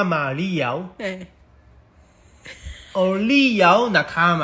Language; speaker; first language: Portuguese; non-native, learner; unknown